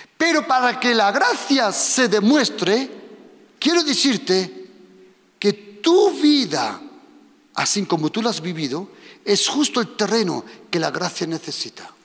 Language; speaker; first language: Spanish; non-native, fluent; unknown